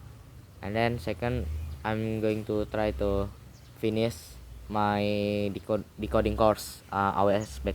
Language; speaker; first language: English; non-native, learner; Indonesian